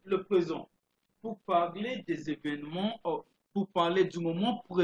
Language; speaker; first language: French; non-native, fluent; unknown